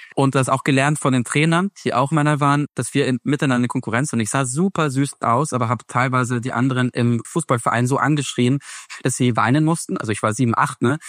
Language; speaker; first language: German; native; German